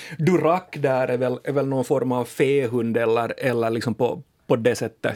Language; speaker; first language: Swedish; native; Swedish